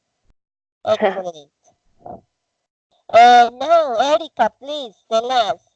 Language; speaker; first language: English; non-native, fluent; Spanish